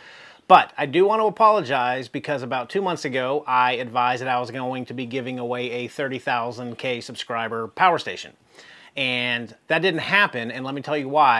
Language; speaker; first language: English; native; English